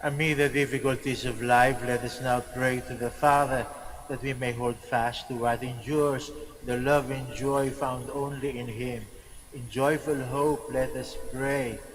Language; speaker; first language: English; non-native, local second language; Filipino